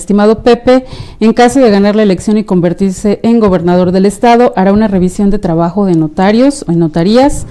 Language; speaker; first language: Spanish; native; Spanish